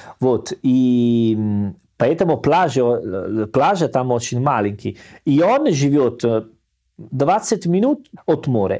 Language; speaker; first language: Russian; non-native, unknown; Italian